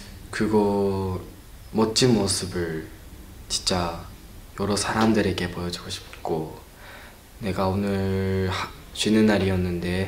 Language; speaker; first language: Korean; non-native, learner; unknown